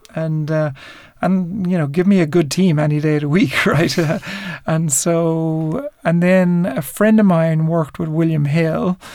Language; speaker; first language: English; native; English